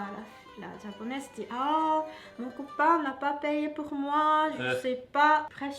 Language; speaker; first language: French; non-native, fluent; Japanese